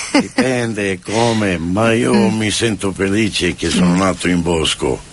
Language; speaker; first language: Italian; non-native, fluent; Romany